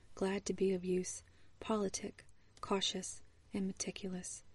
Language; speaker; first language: English; native; English